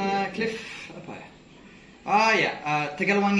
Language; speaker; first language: Indonesian; non-native, fluent; English